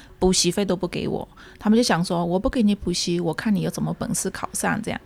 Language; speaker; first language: Chinese; early bilingual, heritage; Chinese